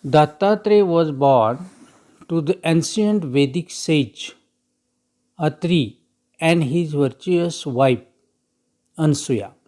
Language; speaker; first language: English; non-native, local second language; Marathi